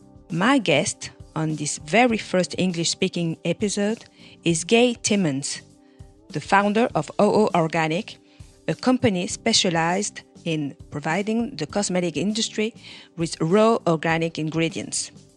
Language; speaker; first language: English; non-native, fluent; French